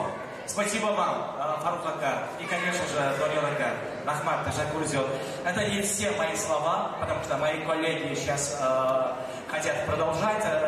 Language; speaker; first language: Russian; non-native, local second language; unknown